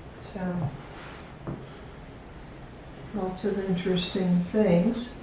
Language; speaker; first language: English; native; English